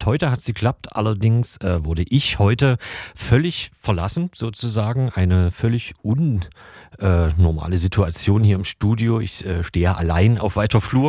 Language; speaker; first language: German; native; German